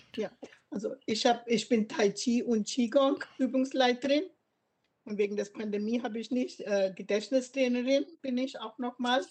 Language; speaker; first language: German; non-native, fluent; Punjabi